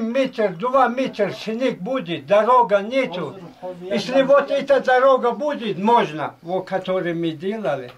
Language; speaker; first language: Russian; non-native, local second language; Uzbek